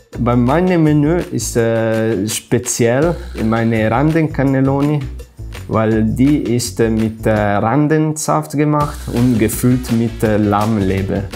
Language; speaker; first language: German; non-native, local second language; Italian